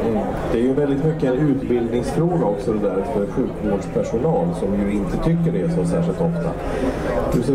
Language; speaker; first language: Swedish; native; Swedish